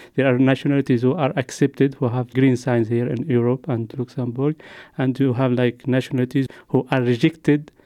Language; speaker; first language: English; non-native, learner; Arabic